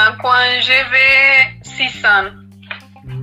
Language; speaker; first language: French; non-native, learner; Spanish